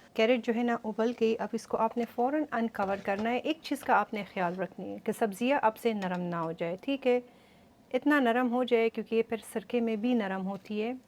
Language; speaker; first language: Urdu; native; Urdu